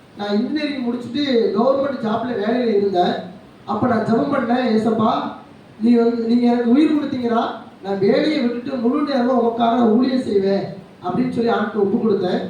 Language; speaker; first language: Tamil; native; Tamil